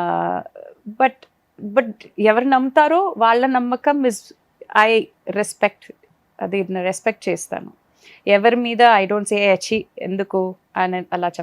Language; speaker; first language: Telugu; non-native, learner; Malayalam